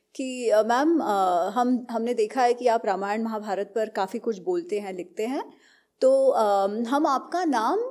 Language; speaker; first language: Hindi; non-native, local second language; Gujarati